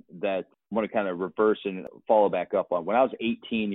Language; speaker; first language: English; native; English